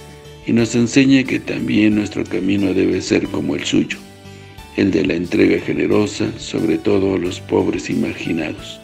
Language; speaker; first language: Spanish; native; Spanish